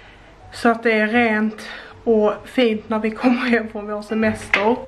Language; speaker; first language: Swedish; native; Swedish